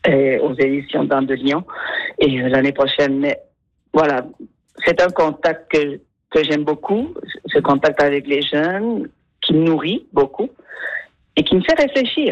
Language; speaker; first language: French; non-native, fluent; Spanish